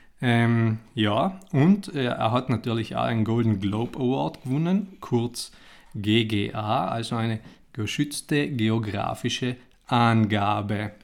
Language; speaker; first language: German; native; German